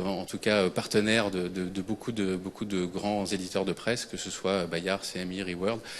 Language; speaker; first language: French; native; French